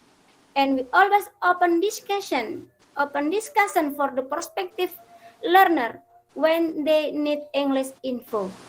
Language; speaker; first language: English; non-native, fluent; Indonesian